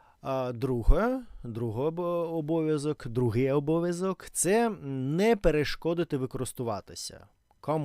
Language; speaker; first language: Ukrainian; non-native, learner; Russian